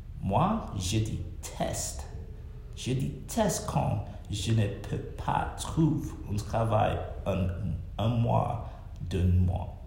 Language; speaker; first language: French; non-native, learner; English